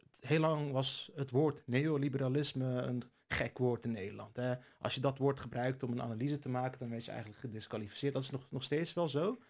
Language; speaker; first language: Dutch; early bilingual, other home language; Turkish